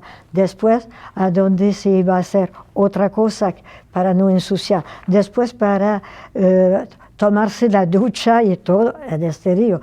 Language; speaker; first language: Spanish; non-native, fluent; French